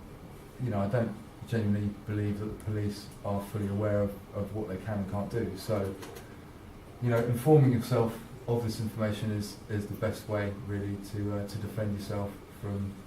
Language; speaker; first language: English; native; English